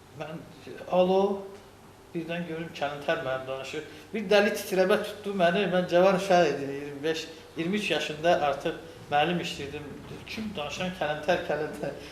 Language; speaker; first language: Azerbaijani; non-native, local second language; Lezghian